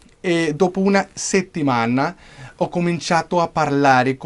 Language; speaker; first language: Italian; non-native, fluent; English